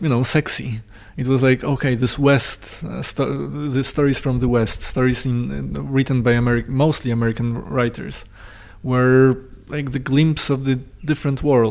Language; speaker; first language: English; non-native, fluent; Polish